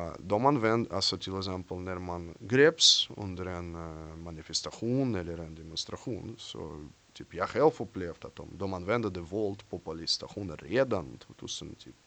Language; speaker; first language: Swedish; non-native, fluent; Russian